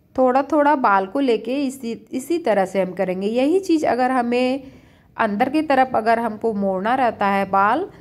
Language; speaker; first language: Hindi; native; Hindi